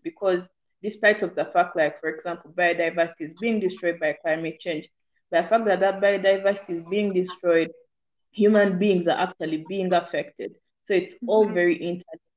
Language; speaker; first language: English; non-native, local second language; Ganda